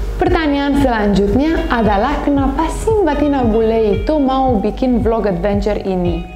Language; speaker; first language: Indonesian; non-native, learner; Romanian